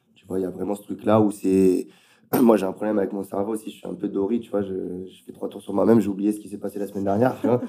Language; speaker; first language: French; native; French